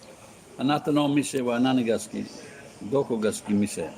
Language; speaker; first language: Japanese; non-native, learner; English